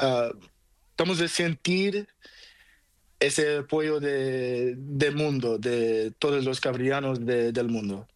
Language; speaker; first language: Spanish; non-native, learner; Portuguese